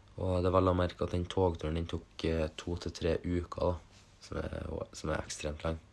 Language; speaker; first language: Norwegian; early bilingual, other home language; German